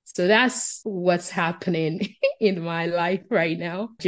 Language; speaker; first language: English; non-native, local second language; Akan